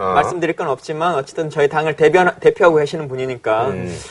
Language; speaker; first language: Korean; native; Korean